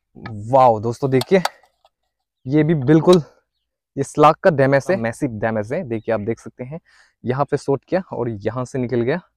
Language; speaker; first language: Hindi; non-native, local second language; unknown